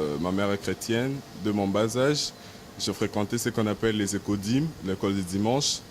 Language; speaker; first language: French; non-native, local second language; Lingala